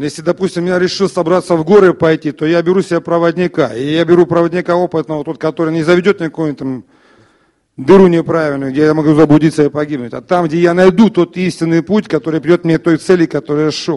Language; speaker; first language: Russian; native; Russian